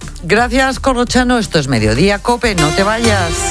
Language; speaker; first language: Spanish; native; Spanish